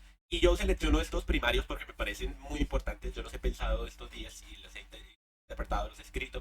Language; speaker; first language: Spanish; native; Spanish